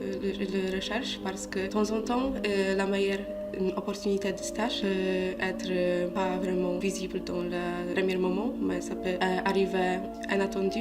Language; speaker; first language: French; non-native, fluent; Polish